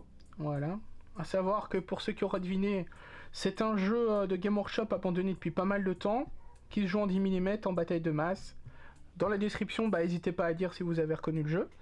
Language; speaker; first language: French; native; French